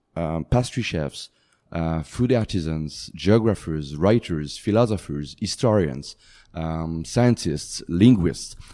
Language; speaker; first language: English; non-native, fluent; French